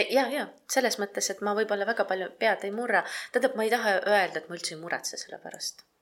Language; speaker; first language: Estonian; non-native, local second language; Russian